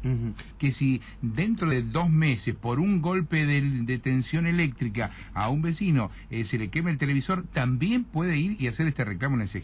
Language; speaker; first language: Spanish; native; Spanish